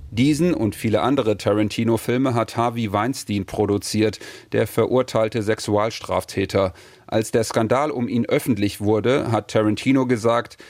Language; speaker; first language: German; native; German